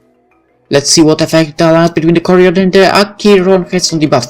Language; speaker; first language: English; non-native, fluent; Polish